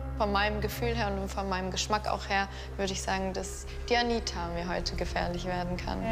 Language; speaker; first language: German; native; German